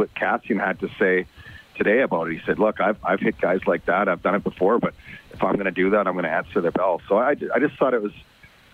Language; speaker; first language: English; native; English